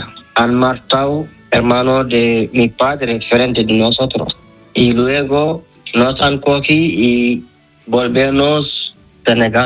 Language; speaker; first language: Spanish; non-native, learner; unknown